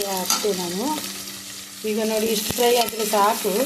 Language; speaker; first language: Kannada; non-native, local second language; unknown